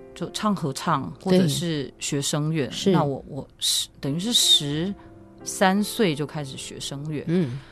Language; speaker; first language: Chinese; native; Chinese